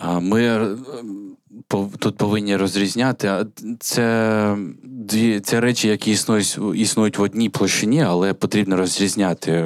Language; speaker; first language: Ukrainian; native; Ukrainian